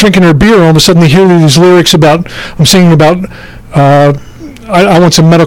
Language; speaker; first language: English; native; English